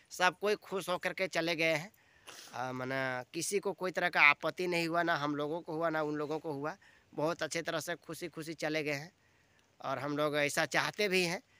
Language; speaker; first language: Hindi; native; Hindi